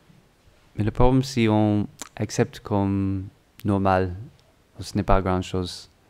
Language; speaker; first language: French; non-native, learner; English